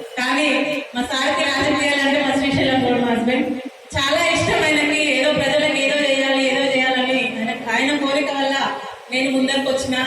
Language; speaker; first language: Telugu; native; Telugu